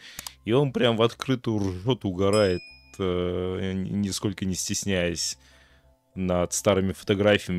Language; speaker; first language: Russian; native; Russian